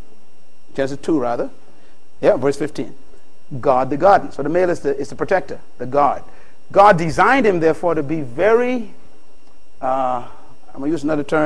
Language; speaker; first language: English; native; English